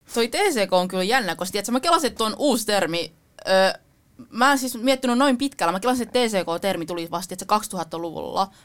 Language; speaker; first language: Finnish; early bilingual, other home language; Vietnamese